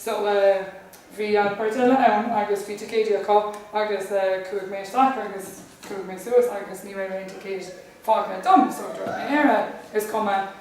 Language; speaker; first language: Irish; non-native, learner; English